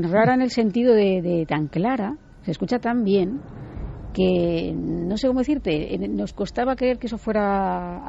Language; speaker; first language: Spanish; native; Spanish